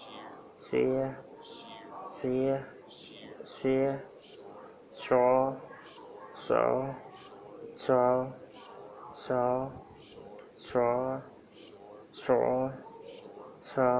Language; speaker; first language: English; non-native, learner; Vietnamese